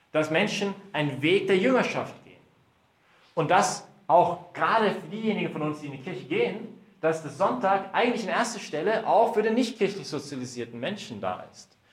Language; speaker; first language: German; early bilingual, heritage; German